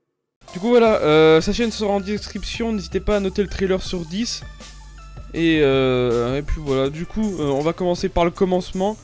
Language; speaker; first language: French; native; French